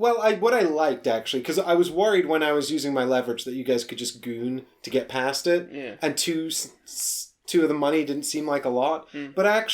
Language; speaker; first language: English; native; English